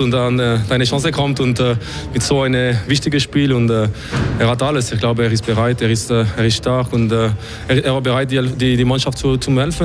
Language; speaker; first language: German; non-native, local second language; French